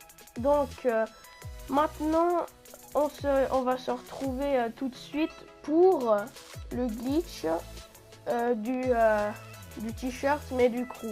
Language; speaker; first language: French; native; French